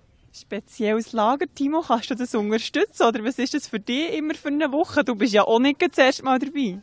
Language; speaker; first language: German; native; German